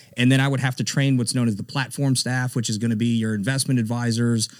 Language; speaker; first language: English; native; English